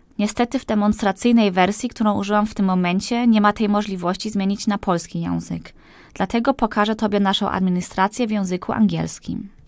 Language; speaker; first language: Polish; early bilingual, heritage; Polish